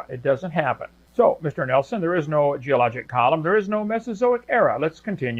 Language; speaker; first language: English; native; English